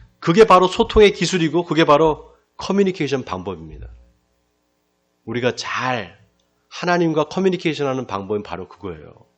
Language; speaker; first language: Korean; native; Korean